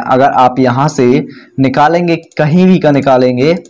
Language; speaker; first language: Hindi; native; Hindi